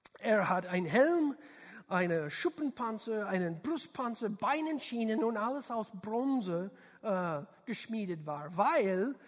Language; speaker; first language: German; non-native, fluent; English